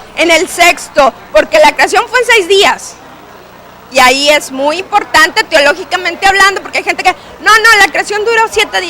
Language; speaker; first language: Spanish; native; Spanish